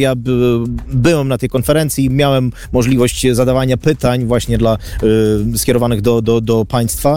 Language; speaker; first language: Polish; non-native, fluent; Ukrainian